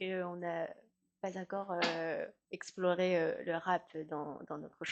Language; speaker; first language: French; non-native, learner; Chinese